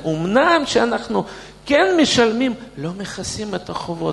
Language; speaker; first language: Hebrew; non-native, fluent; Russian